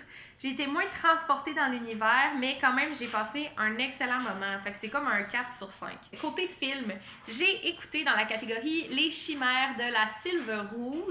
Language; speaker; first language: French; native; French